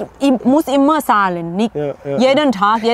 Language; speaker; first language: German; non-native, learner; Thai